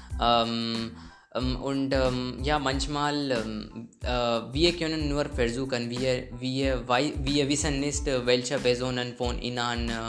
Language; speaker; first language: German; non-native, learner; Hindi